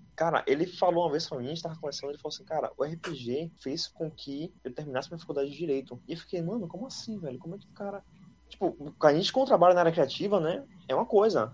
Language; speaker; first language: Portuguese; native; Portuguese